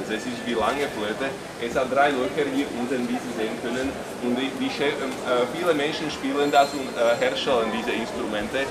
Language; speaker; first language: German; non-native, learner; Slovak